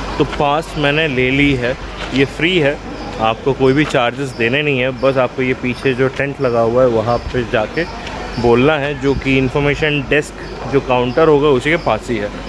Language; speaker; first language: Hindi; non-native, local second language; Bangla